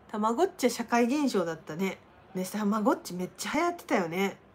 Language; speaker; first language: Japanese; native; Japanese